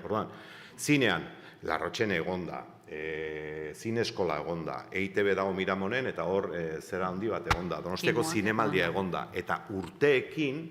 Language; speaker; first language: Basque; native; Basque